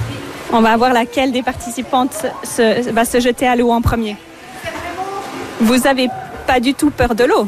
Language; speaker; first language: French; native; French